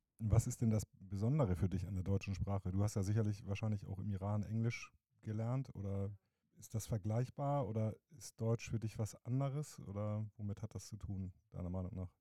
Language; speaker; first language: German; native; German